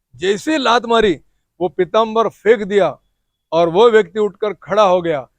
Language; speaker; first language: Hindi; non-native, local second language; Marathi